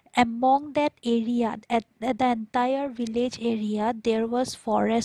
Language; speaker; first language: English; non-native, local second language; Assamese